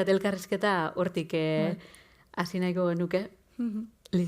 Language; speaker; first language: Basque; native; Basque